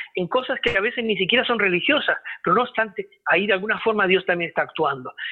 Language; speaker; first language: Spanish; native; Spanish